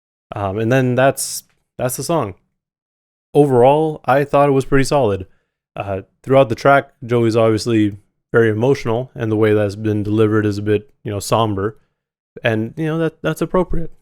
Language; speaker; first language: English; native; English